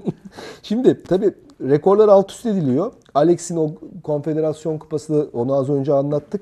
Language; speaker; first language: Turkish; native; Turkish